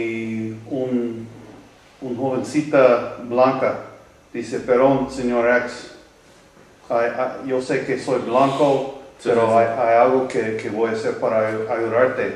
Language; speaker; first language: Spanish; non-native, learner; English